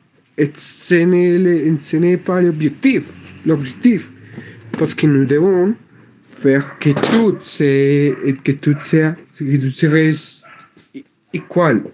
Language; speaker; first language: French; non-native, learner; Spanish